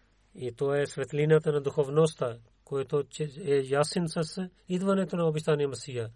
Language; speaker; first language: Bulgarian; non-native, learner; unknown